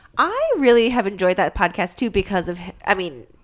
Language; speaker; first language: English; early bilingual, other home language; Chinese